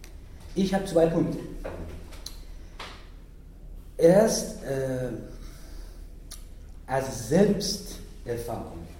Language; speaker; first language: German; non-native, learner; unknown